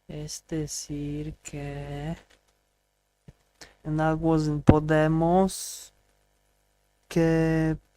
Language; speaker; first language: Spanish; non-native, learner; English